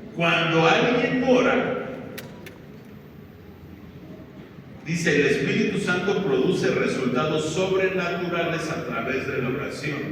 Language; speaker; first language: Spanish; native; Spanish